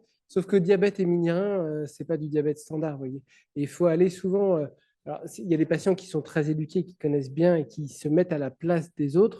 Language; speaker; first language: French; native; French